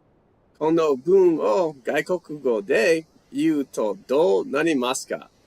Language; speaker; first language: Japanese; non-native, learner; English